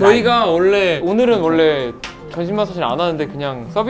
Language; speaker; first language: Korean; native; Korean